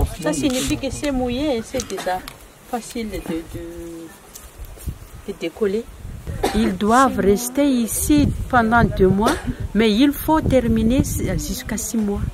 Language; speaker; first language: French; non-native, local second language; Malagasy